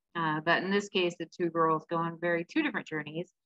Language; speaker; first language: English; native; English